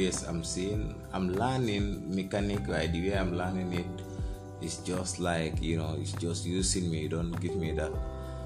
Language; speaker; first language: English; non-native, fluent; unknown